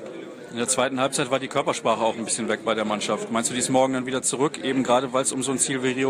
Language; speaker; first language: German; native; German